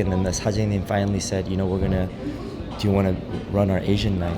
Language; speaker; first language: English; early bilingual, other home language; Korean